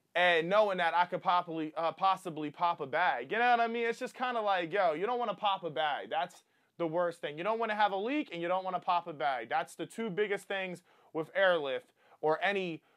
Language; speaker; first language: English; native; English